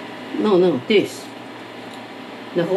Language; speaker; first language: English; non-native, learner; Chinese